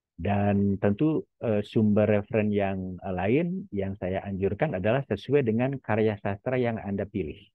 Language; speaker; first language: Indonesian; non-native, local second language; Javanese